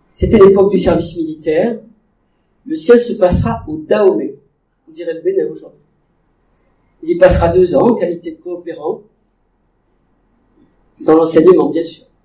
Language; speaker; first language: French; native; French